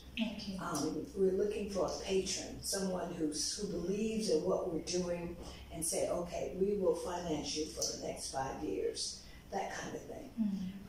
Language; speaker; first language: English; native; English